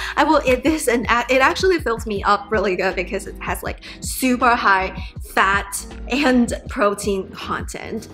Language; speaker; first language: English; non-native, fluent; Chinese